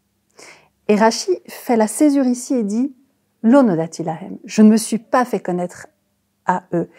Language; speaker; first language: French; native; French